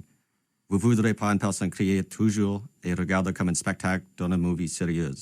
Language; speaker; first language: French; non-native, local second language; English